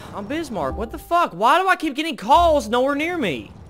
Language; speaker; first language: English; native; English